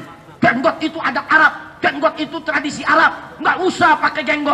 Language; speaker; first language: Indonesian; native; Indonesian